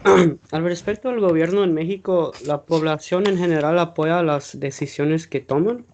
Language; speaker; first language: Spanish; non-native, learner; English